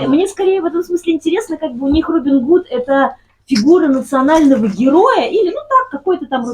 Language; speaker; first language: Russian; native; Russian